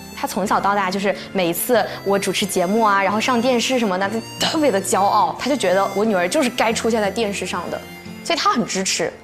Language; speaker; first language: Chinese; native; Chinese